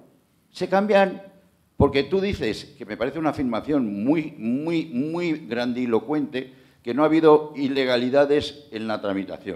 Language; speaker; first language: Spanish; native; Spanish